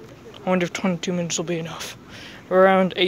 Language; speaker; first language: English; native; English